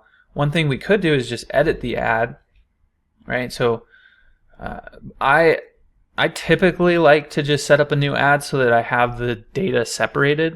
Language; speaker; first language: English; native; English